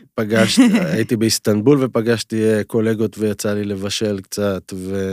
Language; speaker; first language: Hebrew; native; Hebrew